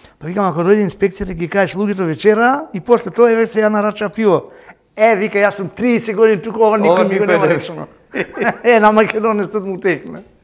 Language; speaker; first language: Macedonian; native; Macedonian